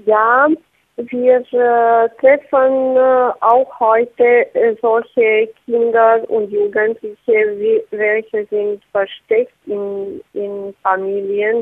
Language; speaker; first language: German; non-native, learner; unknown